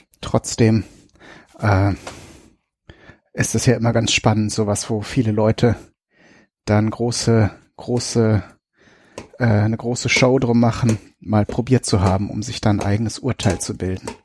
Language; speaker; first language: German; native; German